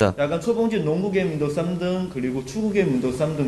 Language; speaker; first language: Korean; non-native, learner; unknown